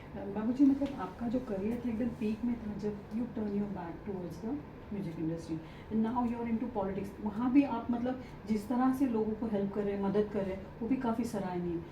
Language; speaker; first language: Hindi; native; Hindi